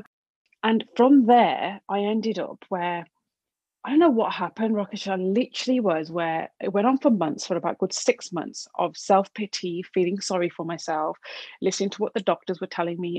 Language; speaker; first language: English; native; English